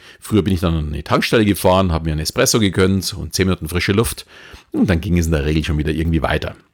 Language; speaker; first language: German; native; German